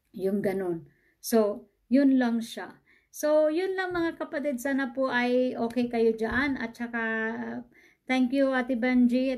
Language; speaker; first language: Filipino; non-native, local second language; Cebuano